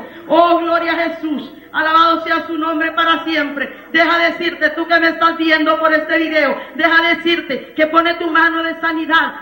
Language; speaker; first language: Spanish; native; Spanish